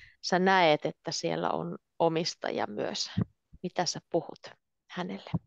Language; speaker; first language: Finnish; native; Finnish